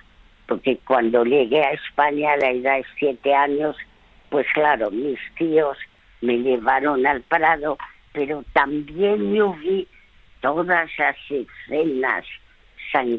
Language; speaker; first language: Spanish; early bilingual, other home language; French